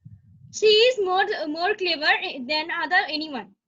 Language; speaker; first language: English; non-native, learner; Bangla